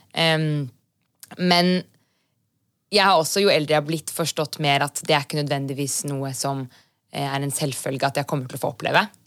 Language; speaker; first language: Norwegian; native; Norwegian